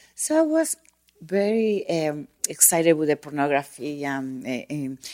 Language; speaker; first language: English; non-native, learner; Spanish